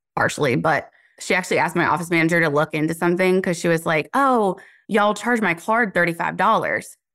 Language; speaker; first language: English; native; English